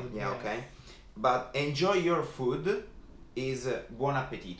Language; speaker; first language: English; non-native, fluent; Italian